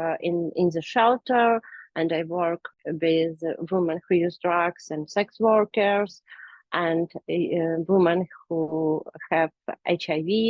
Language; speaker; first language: English; non-native, learner; Ukrainian